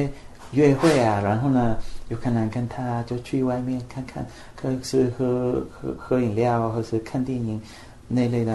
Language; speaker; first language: Chinese; non-native, fluent; Spanish